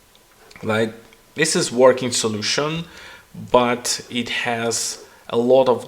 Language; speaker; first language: English; non-native, fluent; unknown